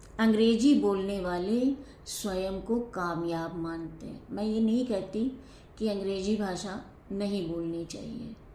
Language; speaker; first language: Hindi; native; Hindi